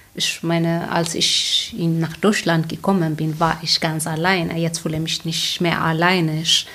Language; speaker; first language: German; non-native, learner; Tigrinya